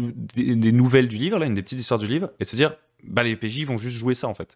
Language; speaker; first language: French; native; French